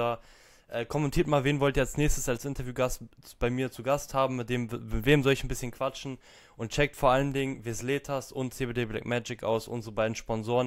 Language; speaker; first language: German; native; German